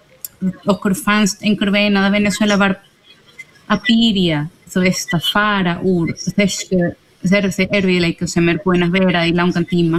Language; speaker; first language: Icelandic; non-native, fluent; Spanish